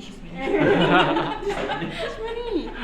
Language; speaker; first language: English; non-native, learner; Korean